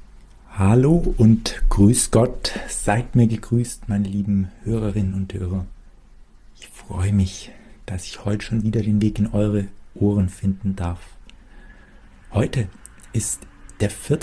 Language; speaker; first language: German; native; German